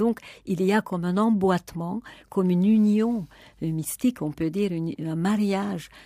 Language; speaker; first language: French; non-native, fluent; Hungarian